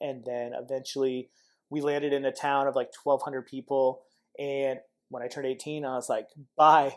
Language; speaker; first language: English; native; English